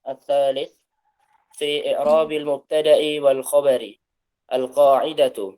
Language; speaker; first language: Arabic; non-native, learner; Indonesian